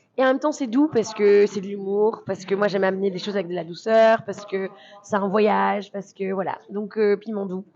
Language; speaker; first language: French; early bilingual, other home language; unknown